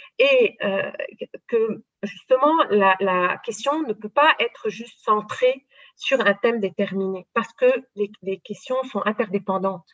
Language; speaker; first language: French; non-native, local second language; Arabic